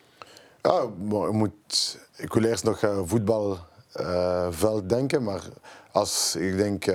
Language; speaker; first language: Dutch; non-native, local second language; French